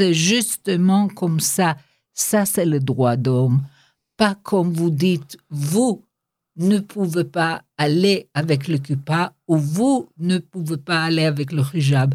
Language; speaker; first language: French; non-native, learner; Hebrew